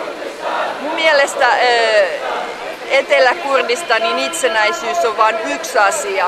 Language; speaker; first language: Finnish; native; Finnish